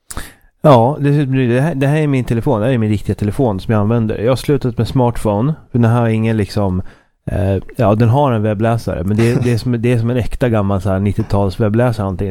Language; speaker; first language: Swedish; native; Swedish